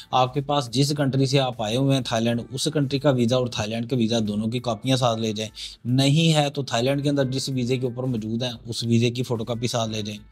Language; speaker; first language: Urdu; non-native, local second language; Punjabi